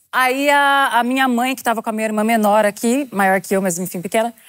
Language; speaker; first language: Portuguese; native; Portuguese